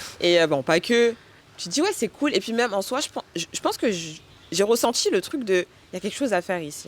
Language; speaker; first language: French; early bilingual, other home language; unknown